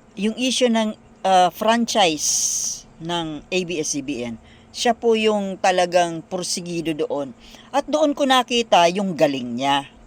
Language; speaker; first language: Filipino; non-native, local second language; Bikol